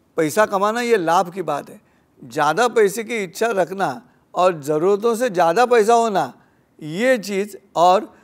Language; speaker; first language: Hindi; non-native, local second language; Marathi